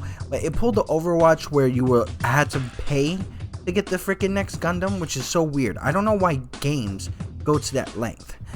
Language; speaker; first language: English; native; English